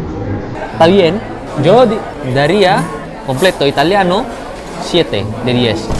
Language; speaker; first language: Spanish; non-native, fluent; Indonesian